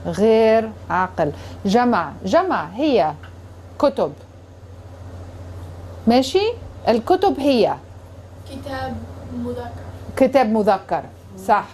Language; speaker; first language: Arabic; non-native, fluent; English